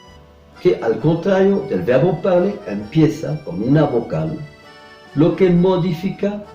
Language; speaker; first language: Spanish; non-native, fluent; French